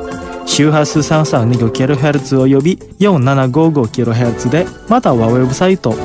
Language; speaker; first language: Japanese; non-native, fluent; Indonesian